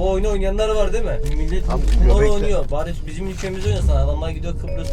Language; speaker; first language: Turkish; native; Turkish